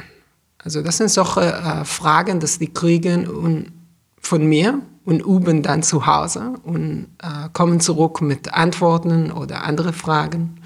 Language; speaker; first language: German; non-native, fluent; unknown